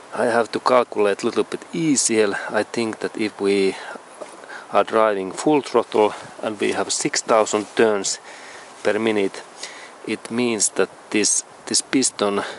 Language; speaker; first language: English; non-native, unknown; Finnish